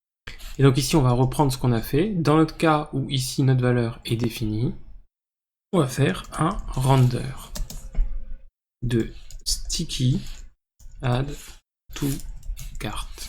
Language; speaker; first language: French; native; French